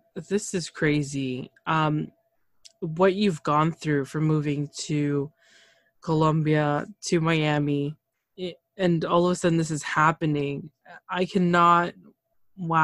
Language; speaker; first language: English; early bilingual, other home language; Spanish